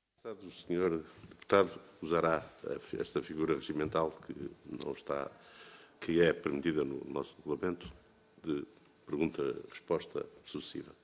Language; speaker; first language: Portuguese; native; Portuguese